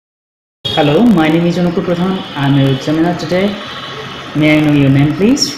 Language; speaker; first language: English; non-native, fluent; Bangla